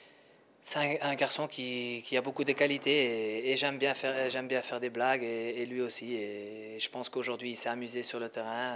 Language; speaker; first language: French; non-native, fluent; Dutch